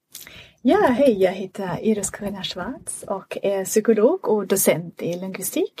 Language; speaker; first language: Swedish; non-native, fluent; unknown